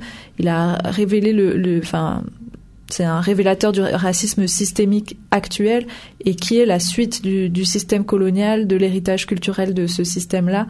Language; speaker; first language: French; native; French